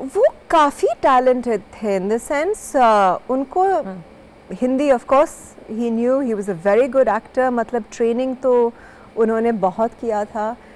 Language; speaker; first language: Hindi; non-native, fluent; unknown